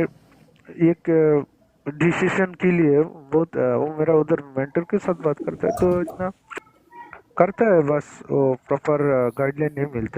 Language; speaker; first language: Hindi; non-native, learner; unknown